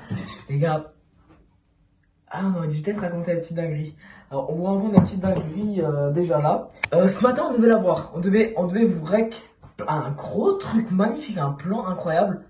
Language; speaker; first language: French; native; French